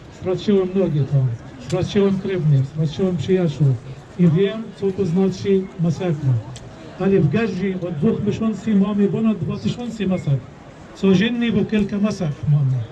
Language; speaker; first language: Polish; non-native, fluent; Arabic